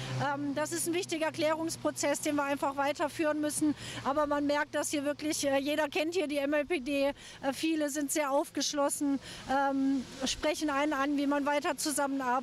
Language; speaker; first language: German; native; German